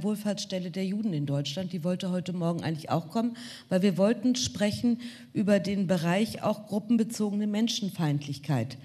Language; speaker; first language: German; native; German